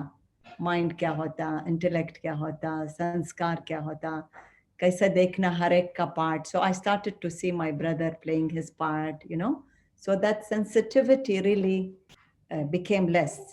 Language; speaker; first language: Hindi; non-native, fluent; Arabic